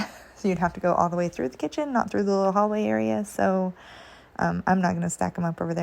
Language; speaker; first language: English; native; English